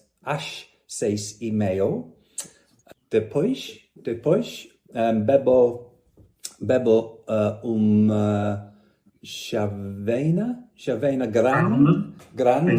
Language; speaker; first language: Portuguese; non-native, learner; English